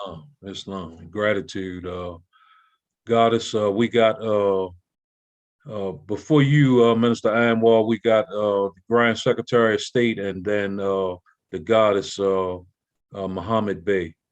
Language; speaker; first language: English; native; English